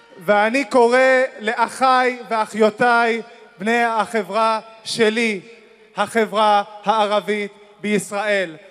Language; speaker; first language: Hebrew; non-native, local second language; Arabic